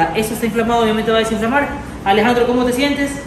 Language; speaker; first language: Spanish; native; Spanish